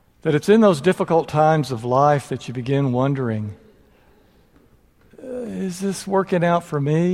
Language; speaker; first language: English; native; English